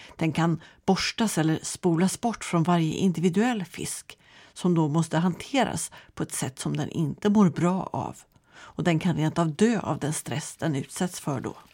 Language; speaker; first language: Swedish; native; Swedish